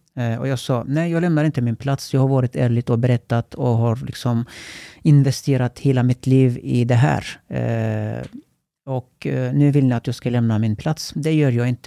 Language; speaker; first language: Swedish; early bilingual, other home language; Turkish